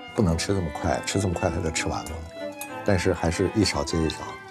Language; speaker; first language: Chinese; native; Chinese